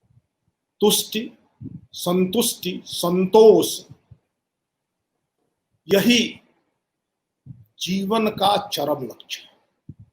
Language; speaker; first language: Hindi; native; Hindi